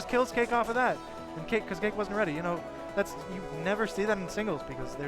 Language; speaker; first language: English; native; English